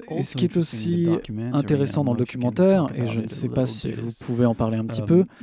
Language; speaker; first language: French; non-native, fluent; Arabic